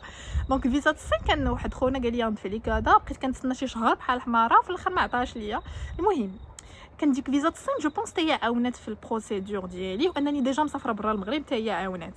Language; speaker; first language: Arabic; native; Arabic